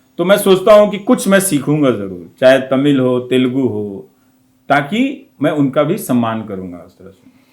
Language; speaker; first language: Hindi; non-native, local second language; Bhojpuri